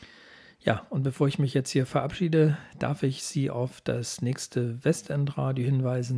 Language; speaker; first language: German; native; German